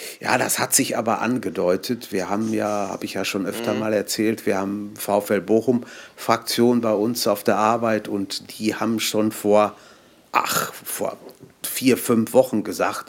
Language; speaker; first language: German; native; German